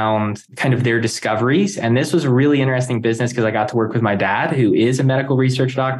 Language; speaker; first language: English; native; English